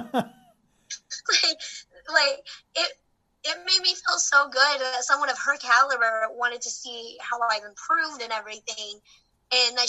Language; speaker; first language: English; native; English